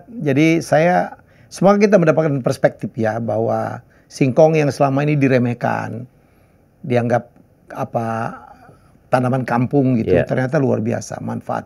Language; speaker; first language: Indonesian; native; Indonesian